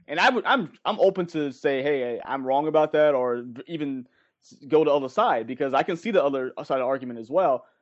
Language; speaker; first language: English; native; English